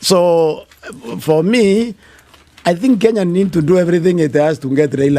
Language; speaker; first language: English; non-native, local second language; Meru